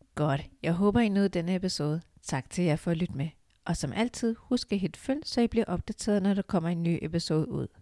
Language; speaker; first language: Danish; early bilingual, other home language; Urdu